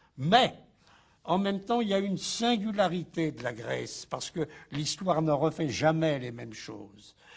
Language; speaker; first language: French; native; French